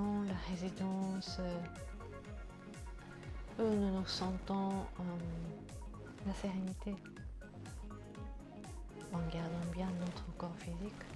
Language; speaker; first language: French; non-native, fluent; Japanese